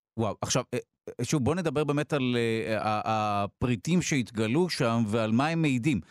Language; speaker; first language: Hebrew; native; Hebrew